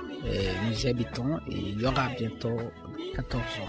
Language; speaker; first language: French; non-native, local second language; Rundi